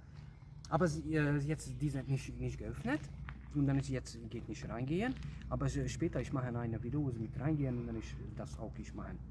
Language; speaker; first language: German; non-native, learner; Hungarian